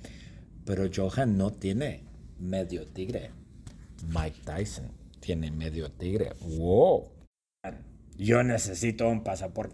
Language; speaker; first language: Spanish; non-native, fluent; English